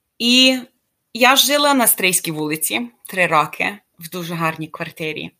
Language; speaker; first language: Ukrainian; early bilingual, heritage; Ukrainian